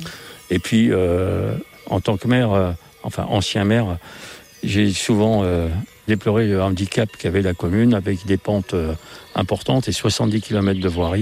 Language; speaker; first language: French; native; French